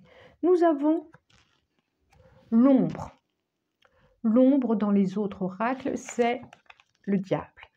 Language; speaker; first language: French; native; French